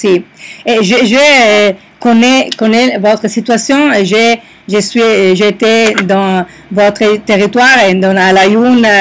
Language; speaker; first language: French; non-native, learner; Italian